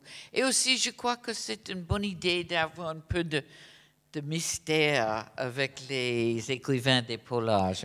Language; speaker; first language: French; non-native, fluent; English